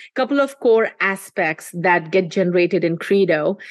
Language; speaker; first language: English; non-native, local second language; Hindi